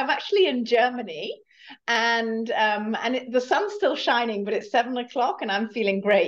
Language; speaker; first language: English; native; English